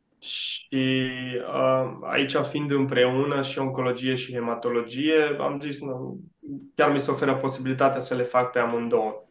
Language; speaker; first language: Romanian; early bilingual, heritage; Romanian